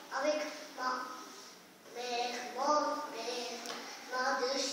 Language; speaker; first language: French; non-native, learner; Armenian